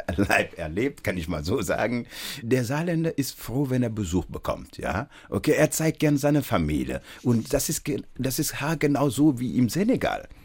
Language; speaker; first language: German; non-native, fluent; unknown